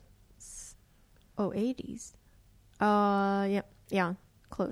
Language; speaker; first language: English; non-native, fluent; Japanese